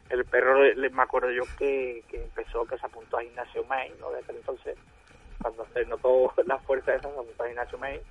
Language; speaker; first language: Spanish; non-native, fluent; German